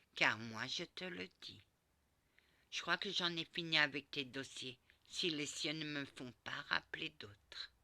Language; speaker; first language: French; early bilingual, other home language; Portuguese